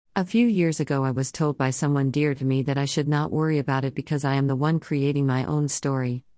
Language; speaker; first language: English; non-native, local second language; Surigaonon